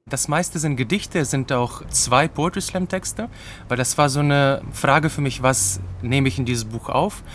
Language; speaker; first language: German; non-native, fluent; Russian